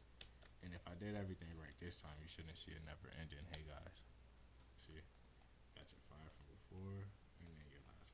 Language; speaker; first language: English; native; English